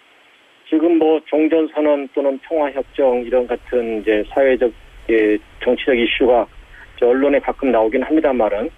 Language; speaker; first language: Korean; native; Korean